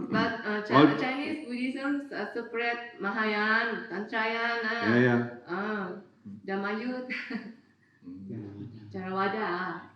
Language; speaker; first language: English; non-native, learner; Indonesian